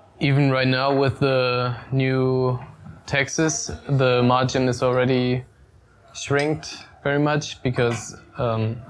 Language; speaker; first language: English; non-native, fluent; German